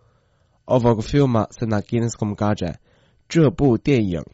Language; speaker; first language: Croatian; non-native, fluent; Chinese